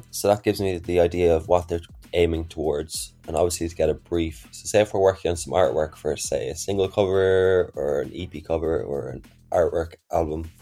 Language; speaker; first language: English; native; English